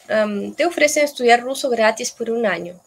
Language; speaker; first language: Spanish; non-native, fluent; Russian